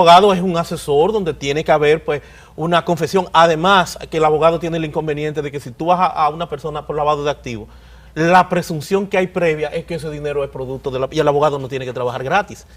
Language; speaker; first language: Spanish; native; Spanish